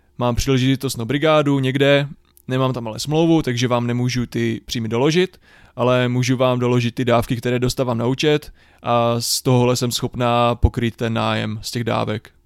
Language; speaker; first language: Czech; native; Czech